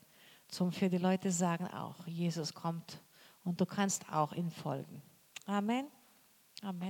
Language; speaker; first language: German; non-native, learner; Portuguese